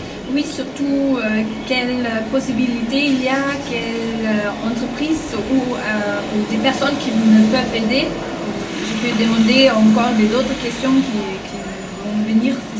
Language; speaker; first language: French; non-native, fluent; German